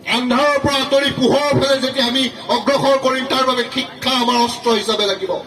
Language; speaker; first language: Assamese; non-native, local second language; Bangla